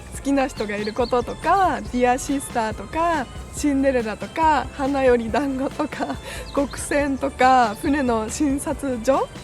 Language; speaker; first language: Japanese; early bilingual, heritage; German